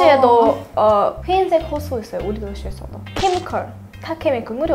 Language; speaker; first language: Korean; non-native, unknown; Russian